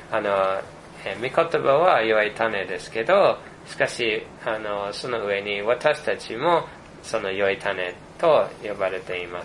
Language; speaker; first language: Japanese; non-native, fluent; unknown